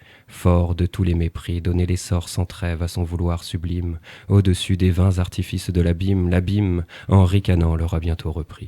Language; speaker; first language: French; native; French